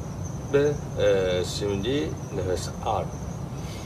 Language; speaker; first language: Turkish; non-native, learner; Japanese